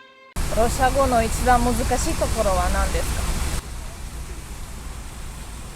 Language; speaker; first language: Japanese; non-native, fluent; Russian